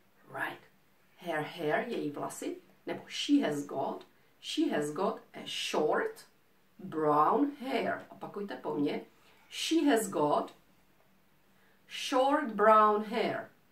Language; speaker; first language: English; non-native, fluent; Czech